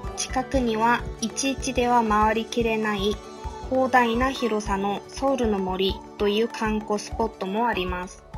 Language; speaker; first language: Japanese; non-native, fluent; Korean